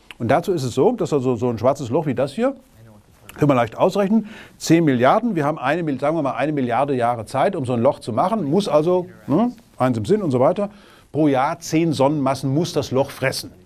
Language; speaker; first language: German; native; German